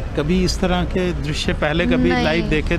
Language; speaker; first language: Hindi; native; Hindi